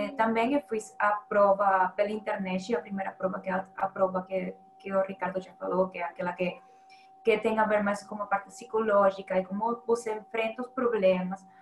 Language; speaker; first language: Portuguese; non-native, fluent; Spanish